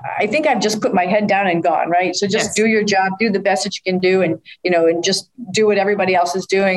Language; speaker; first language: English; native; English